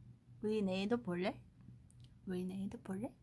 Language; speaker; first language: Korean; non-native, fluent; Chinese